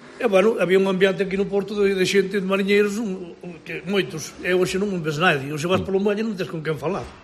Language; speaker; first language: Galician; native; Galician